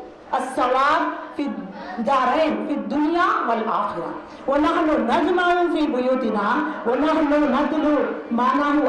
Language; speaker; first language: Arabic; non-native, learner; Urdu